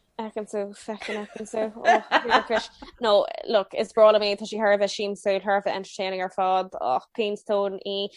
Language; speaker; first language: Irish; non-native, local second language; English